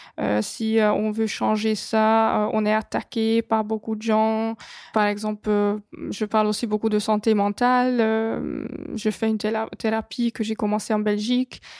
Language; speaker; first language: French; non-native, fluent; Hungarian